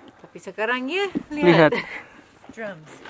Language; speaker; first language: Indonesian; non-native, learner; English